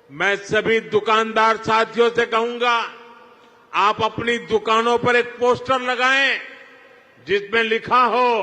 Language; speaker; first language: Hindi; non-native, local second language; Gujarati